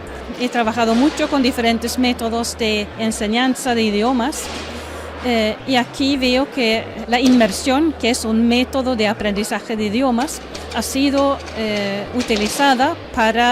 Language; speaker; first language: Spanish; non-native, fluent; Swedish